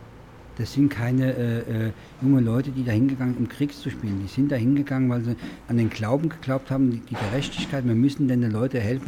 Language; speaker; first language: German; native; German